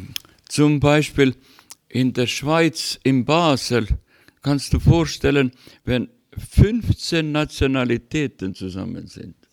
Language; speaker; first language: German; non-native, learner; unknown